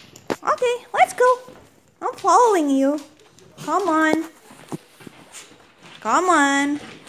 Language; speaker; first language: English; non-native, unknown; Indonesian